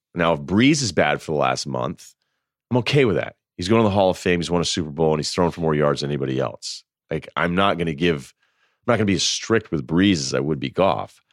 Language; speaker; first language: English; native; English